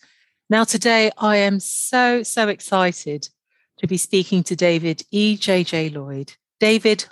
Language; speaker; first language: English; non-native, local second language; Yoruba